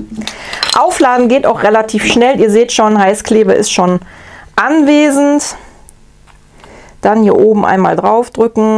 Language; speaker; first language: German; native; German